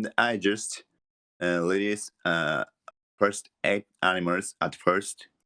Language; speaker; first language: English; non-native, learner; Japanese